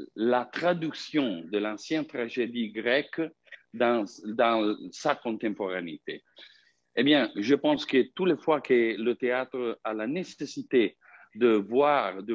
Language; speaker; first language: French; non-native, fluent; Italian